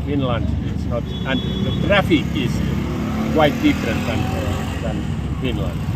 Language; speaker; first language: English; non-native, learner; Finnish